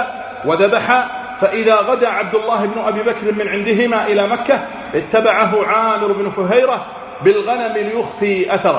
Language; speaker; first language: Arabic; native; Arabic